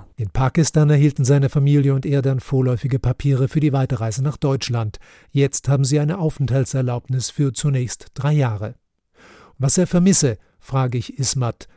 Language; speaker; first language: German; native; German